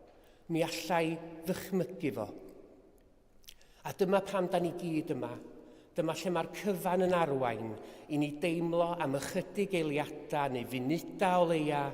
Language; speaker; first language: Welsh; native; Welsh